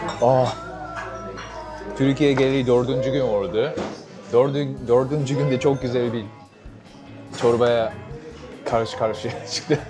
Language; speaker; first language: Turkish; non-native, fluent; Japanese